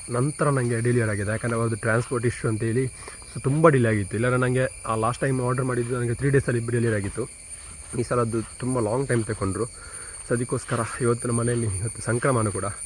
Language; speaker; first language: Kannada; non-native, local second language; Tulu